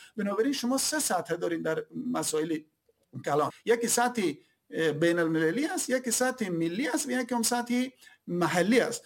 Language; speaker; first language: Persian; native; Persian